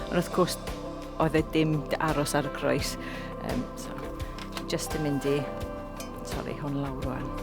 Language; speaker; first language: Welsh; non-native, local second language; English